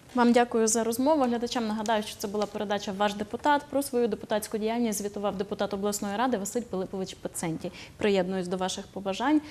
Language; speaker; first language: Ukrainian; native; Ukrainian